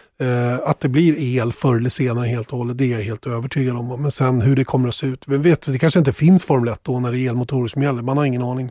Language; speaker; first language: Swedish; native; Swedish